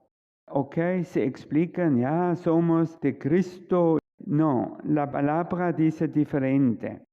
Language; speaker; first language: Spanish; non-native, fluent; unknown